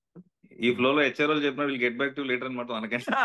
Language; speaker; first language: Telugu; native; Telugu